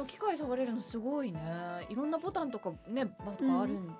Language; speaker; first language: Japanese; native; Japanese